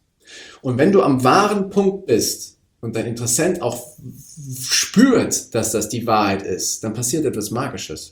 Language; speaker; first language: German; native; German